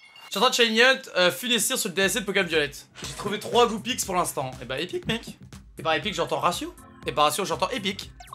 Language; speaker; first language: French; native; French